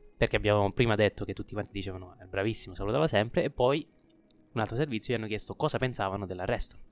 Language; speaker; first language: Italian; native; Italian